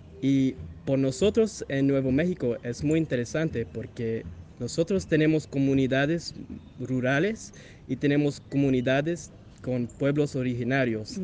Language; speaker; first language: Spanish; non-native, learner; English